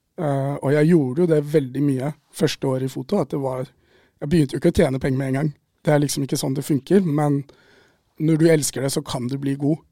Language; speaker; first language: Norwegian; native; Norwegian